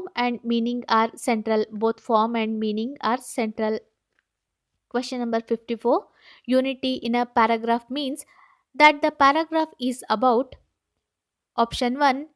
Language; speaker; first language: English; non-native, local second language; Kannada